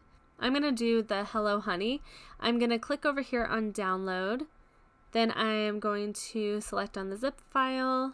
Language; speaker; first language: English; native; English